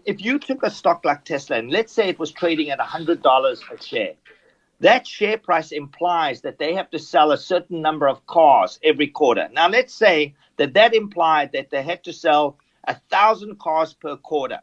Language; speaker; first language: English; native; English